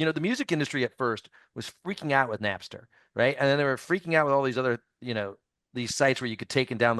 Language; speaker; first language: English; native; English